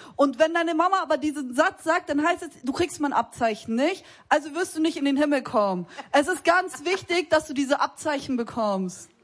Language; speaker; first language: German; early bilingual, other home language; Kurdish